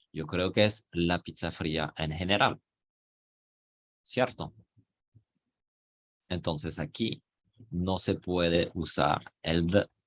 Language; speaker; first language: Spanish; non-native, fluent; French